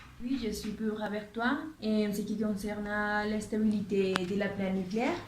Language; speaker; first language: French; non-native, learner; Spanish